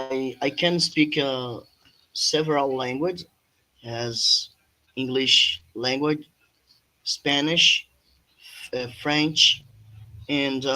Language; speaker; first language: English; non-native, fluent; Portuguese